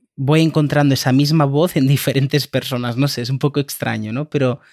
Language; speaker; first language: Spanish; native; Spanish